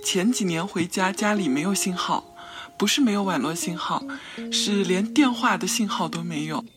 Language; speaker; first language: Chinese; native; Chinese